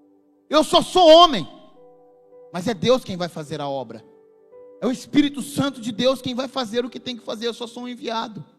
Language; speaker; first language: Portuguese; native; Portuguese